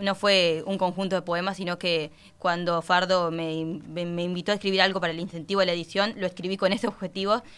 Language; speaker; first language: Spanish; native; Spanish